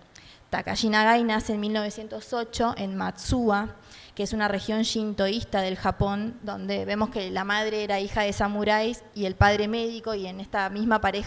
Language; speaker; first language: Spanish; native; Spanish